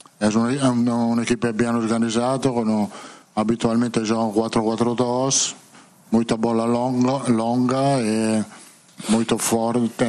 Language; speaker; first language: Portuguese; non-native, fluent; Italian